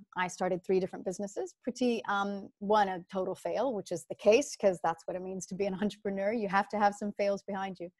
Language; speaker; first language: English; native; English